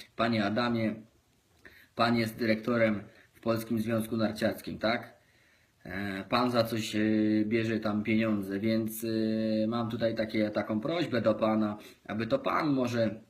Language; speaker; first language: Polish; native; Polish